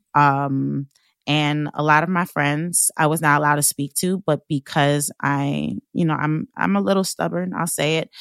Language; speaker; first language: English; native; English